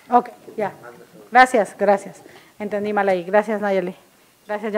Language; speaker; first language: Spanish; native; Spanish